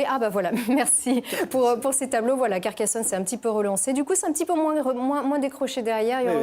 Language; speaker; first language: French; native; French